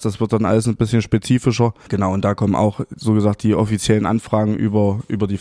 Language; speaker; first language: German; native; German